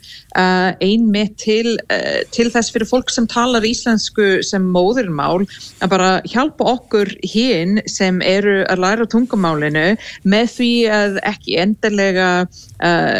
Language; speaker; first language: Icelandic; non-native, fluent; English